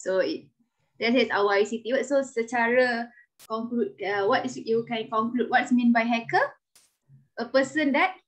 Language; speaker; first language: English; non-native, local second language; Malay